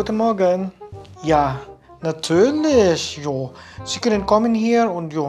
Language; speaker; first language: German; non-native, learner; Filipino